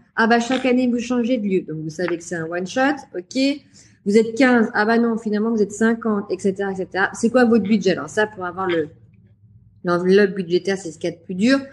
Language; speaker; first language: French; native; French